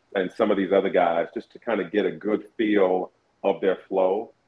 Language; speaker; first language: English; native; English